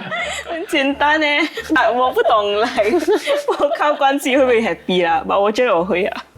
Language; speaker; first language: Chinese; non-native, local second language; English